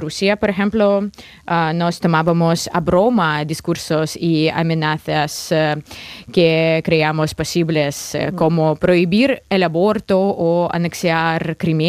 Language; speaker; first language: Spanish; non-native, fluent; Russian